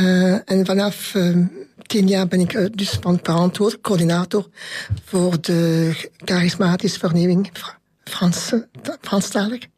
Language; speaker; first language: Dutch; non-native, local second language; French